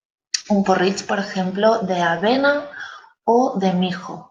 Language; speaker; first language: Spanish; native; Spanish